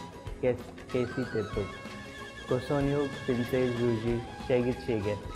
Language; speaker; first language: Hungarian; non-native, learner; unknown